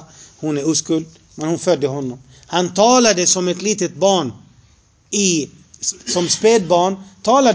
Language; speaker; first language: Swedish; non-native, fluent; Arabic